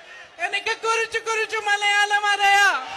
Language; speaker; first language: Malayalam; non-native, learner; Hindi